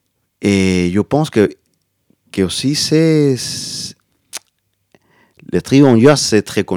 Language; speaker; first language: French; non-native, learner; Spanish